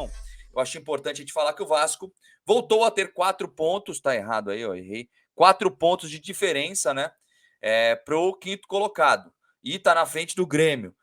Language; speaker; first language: Portuguese; native; Portuguese